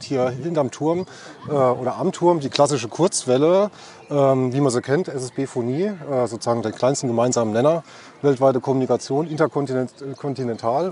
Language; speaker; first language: German; native; German